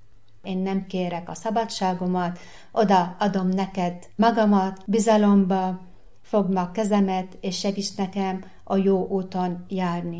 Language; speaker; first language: Hungarian; non-native, learner; Arabic